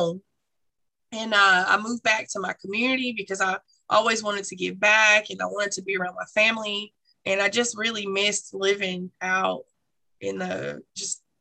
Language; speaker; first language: English; native; English